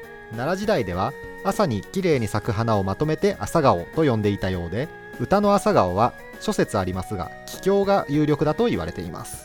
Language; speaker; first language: Japanese; native; Japanese